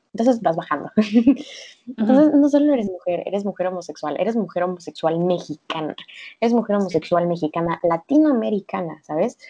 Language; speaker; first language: Spanish; native; Spanish